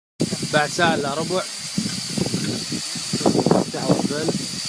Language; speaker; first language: Arabic; native; Arabic